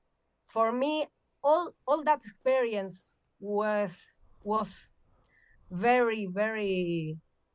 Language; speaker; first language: English; non-native, learner; Spanish